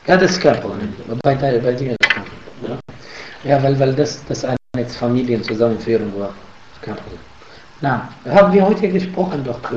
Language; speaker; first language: German; non-native, fluent; Arabic